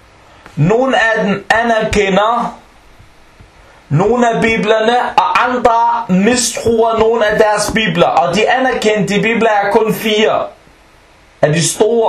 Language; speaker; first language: Danish; non-native, fluent; Arabic